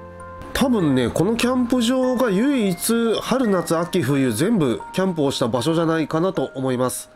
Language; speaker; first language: Japanese; native; Japanese